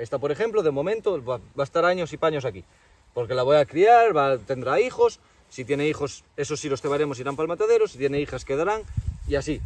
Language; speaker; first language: Spanish; native; Spanish